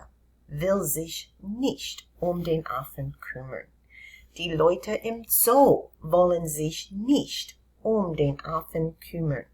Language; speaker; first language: German; non-native, fluent; English